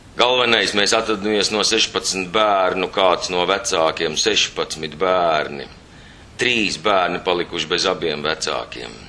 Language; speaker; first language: Latvian; native; Latvian